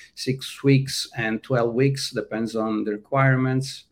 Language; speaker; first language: English; non-native, fluent; Italian